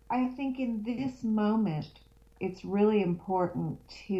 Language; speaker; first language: English; native; English